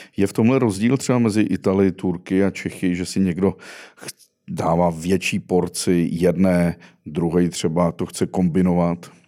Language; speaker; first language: Czech; native; Czech